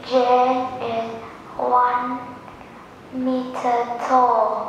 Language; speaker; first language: English; non-native, learner; Vietnamese